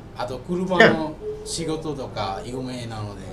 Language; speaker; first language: Japanese; non-native, learner; Bangla